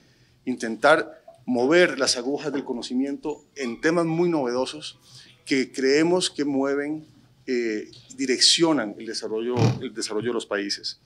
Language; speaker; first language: Spanish; native; Spanish